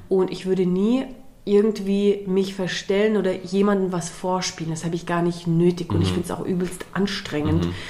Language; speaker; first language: German; early bilingual, other home language; Russian